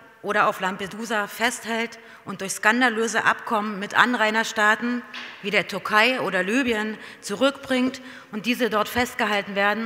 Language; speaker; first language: German; native; German